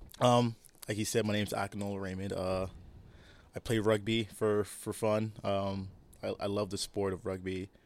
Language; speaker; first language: English; early bilingual, other home language; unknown